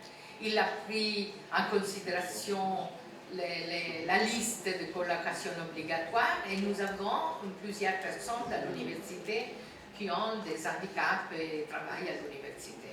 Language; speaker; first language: French; non-native, fluent; Italian